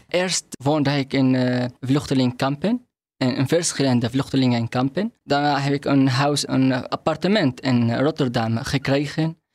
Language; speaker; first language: Dutch; non-native, learner; Arabic